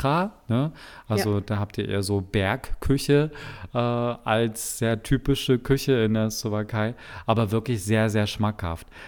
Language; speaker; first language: German; native; German